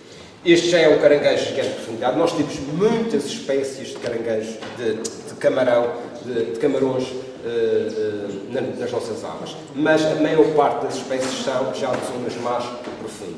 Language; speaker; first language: Portuguese; native; Portuguese